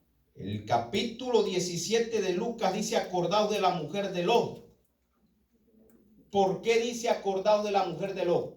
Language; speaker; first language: Spanish; native; Spanish